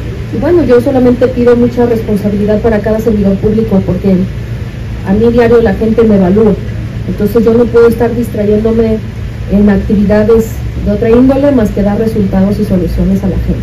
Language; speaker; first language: Spanish; native; Spanish